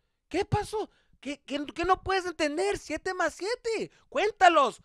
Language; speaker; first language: Spanish; early bilingual, heritage; Spanish